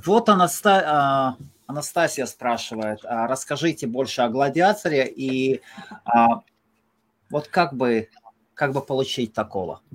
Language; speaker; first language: Russian; non-native, local second language; Latvian